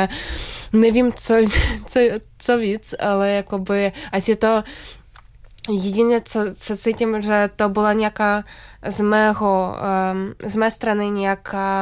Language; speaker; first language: Czech; non-native, fluent; Ukrainian